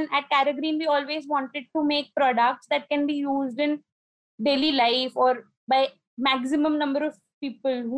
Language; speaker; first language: English; non-native, local second language; Marathi